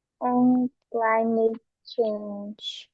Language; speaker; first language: English; non-native, learner; Vietnamese